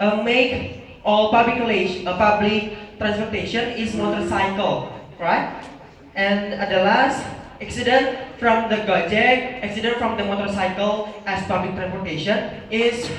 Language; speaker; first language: English; non-native, learner; Indonesian